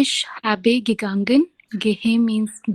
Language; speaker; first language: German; non-native, learner; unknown